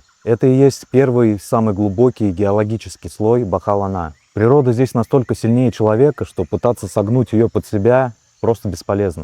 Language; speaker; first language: Russian; native; Russian